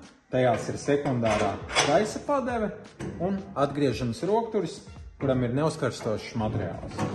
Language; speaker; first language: Latvian; native; Latvian